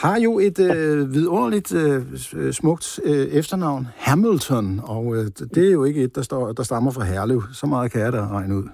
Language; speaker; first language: Danish; native; Danish